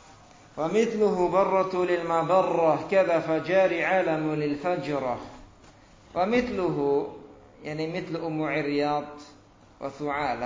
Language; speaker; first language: Arabic; non-native, fluent; Indonesian